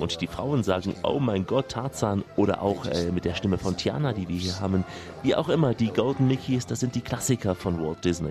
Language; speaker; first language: German; native; German